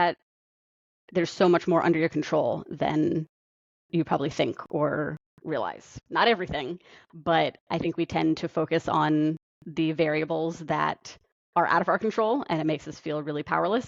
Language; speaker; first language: English; native; English